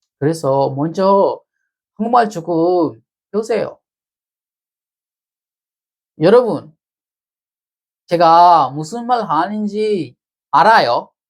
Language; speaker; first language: Korean; non-native, fluent; Sinhala